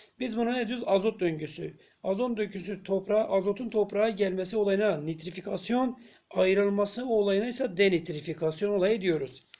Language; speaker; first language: Turkish; native; Turkish